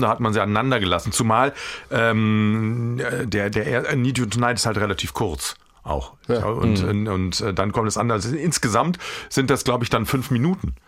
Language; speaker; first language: German; native; German